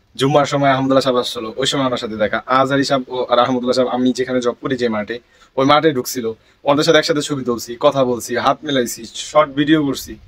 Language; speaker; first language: Bangla; native; Bangla